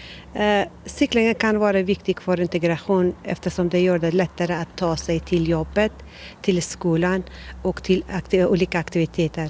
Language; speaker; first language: Swedish; non-native, learner; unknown